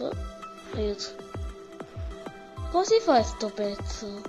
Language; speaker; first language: Italian; early bilingual, other home language; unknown